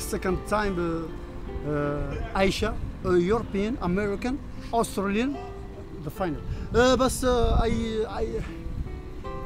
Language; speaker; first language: English; non-native, learner; Arabic